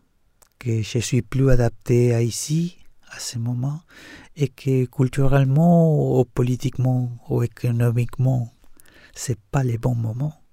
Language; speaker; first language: French; non-native, fluent; Spanish